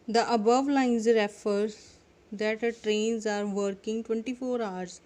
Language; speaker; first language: English; non-native, local second language; Punjabi